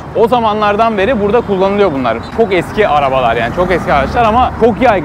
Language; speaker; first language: Turkish; native; Turkish